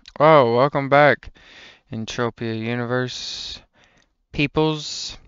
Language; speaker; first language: English; native; English